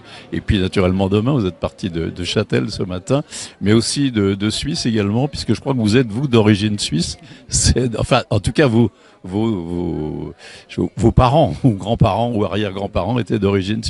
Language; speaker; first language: French; native; French